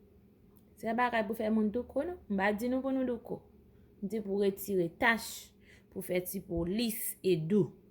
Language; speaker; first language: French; non-native, local second language; Haitian Creole